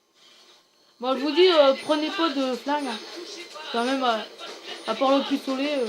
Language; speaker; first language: French; native; French